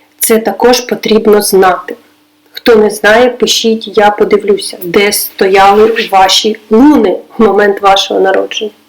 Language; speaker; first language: Ukrainian; non-native, local second language; Russian